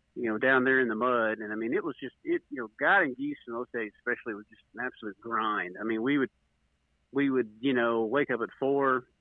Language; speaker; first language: English; native; English